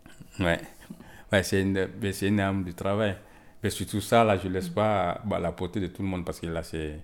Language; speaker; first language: French; non-native, local second language; Bambara